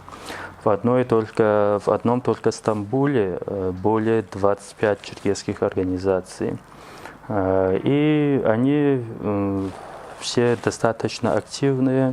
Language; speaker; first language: Russian; non-native, local second language; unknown